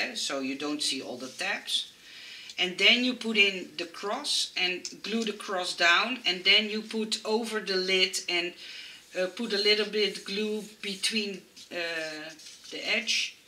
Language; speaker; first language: English; non-native, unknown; Dutch